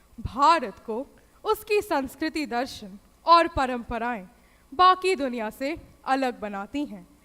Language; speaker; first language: Hindi; native; Hindi